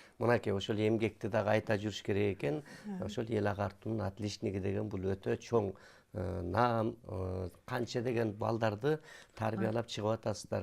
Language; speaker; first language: Kyrgyz; native; Kyrgyz